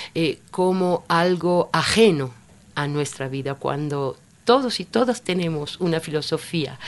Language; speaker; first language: Spanish; non-native, fluent; Italian